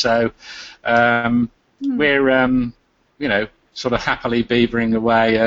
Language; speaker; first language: English; native; English